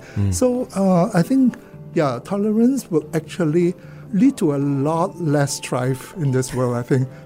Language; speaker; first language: English; non-native, local second language; Cantonese